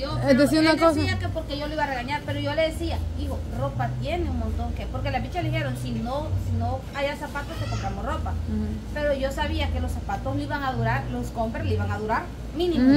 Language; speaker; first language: Spanish; native; Spanish